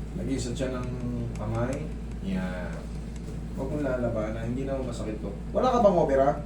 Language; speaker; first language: Filipino; native; Filipino